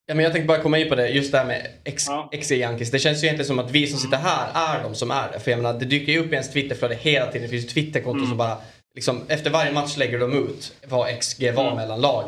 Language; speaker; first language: Swedish; native; Swedish